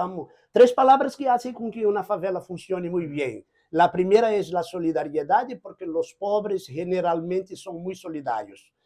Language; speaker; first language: Spanish; non-native, fluent; Portuguese